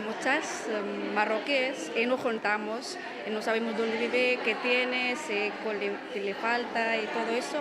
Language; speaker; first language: Spanish; non-native, learner; Arabic